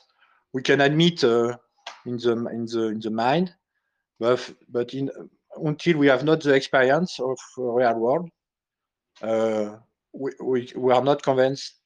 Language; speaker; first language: English; non-native, learner; French